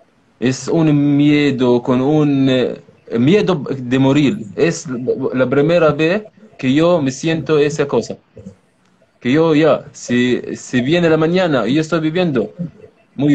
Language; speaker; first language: Spanish; non-native, learner; Arabic